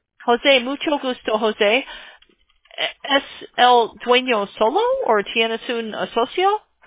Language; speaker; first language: Spanish; non-native, learner; English